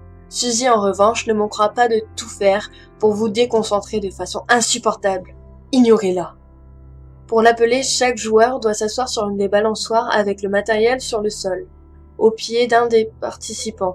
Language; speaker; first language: French; native; French